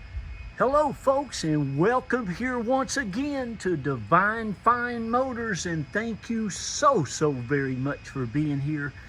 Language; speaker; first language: English; native; English